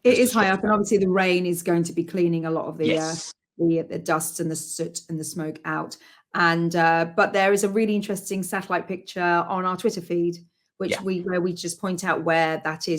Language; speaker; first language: English; native; English